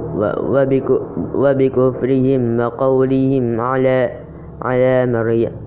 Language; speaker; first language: Arabic; non-native, learner; Indonesian